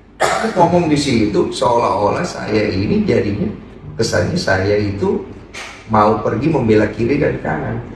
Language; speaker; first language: Indonesian; native; Indonesian